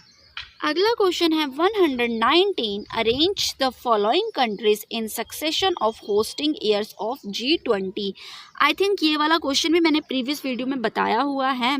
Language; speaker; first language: Hindi; native; Hindi